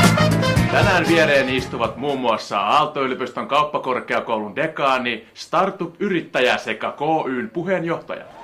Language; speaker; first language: Finnish; native; Finnish